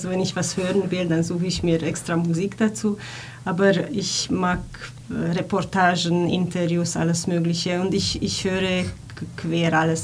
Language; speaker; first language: German; non-native, fluent; Hungarian